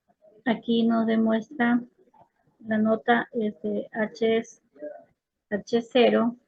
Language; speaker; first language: Spanish; native; Spanish